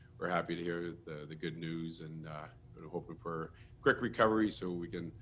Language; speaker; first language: English; native; English